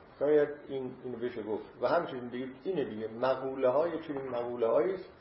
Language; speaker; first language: Persian; non-native, local second language; Azerbaijani